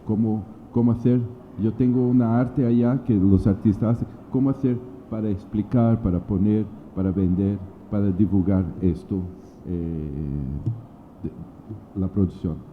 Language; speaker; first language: Spanish; non-native, learner; Portuguese